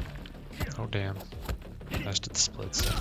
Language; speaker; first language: English; native; English